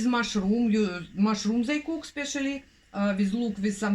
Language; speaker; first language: English; non-native, learner; Russian